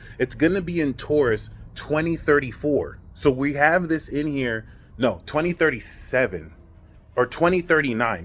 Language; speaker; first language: English; native; English